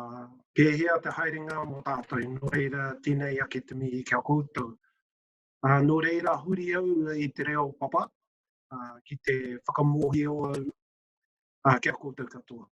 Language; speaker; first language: Māori; non-native, local second language; English